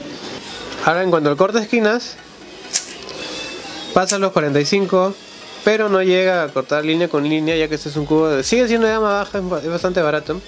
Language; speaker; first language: Spanish; native; Spanish